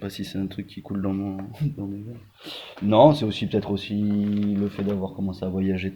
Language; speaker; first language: French; native; French